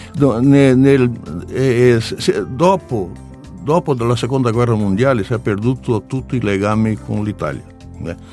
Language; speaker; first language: Italian; non-native, learner; Portuguese